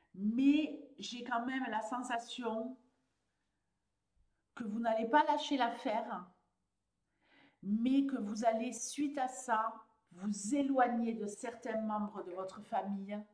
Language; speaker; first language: French; native; French